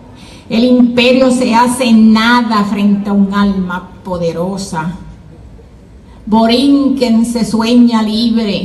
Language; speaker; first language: Spanish; native; Spanish